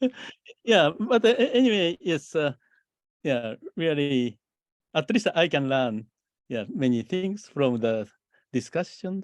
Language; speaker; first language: English; non-native, fluent; Japanese